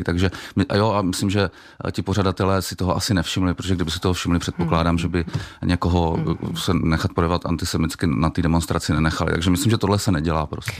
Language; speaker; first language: Czech; native; Czech